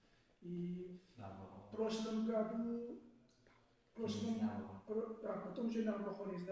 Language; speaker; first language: Russian; non-native, local second language; Uzbek